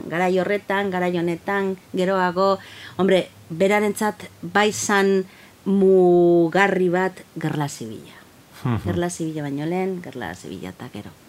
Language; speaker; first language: Basque; native; Basque